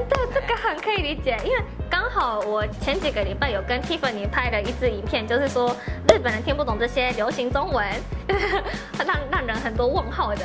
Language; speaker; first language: Chinese; non-native, fluent; Japanese